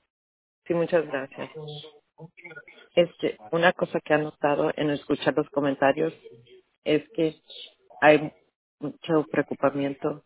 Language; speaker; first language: Spanish; early bilingual, heritage; Spanish